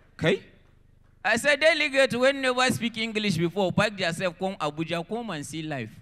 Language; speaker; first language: Nigerian Pidgin; non-native, local second language; Hausa